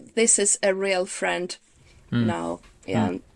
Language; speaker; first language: English; non-native, fluent; Ukrainian